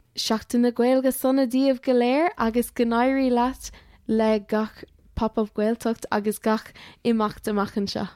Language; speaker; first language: Irish; non-native, local second language; English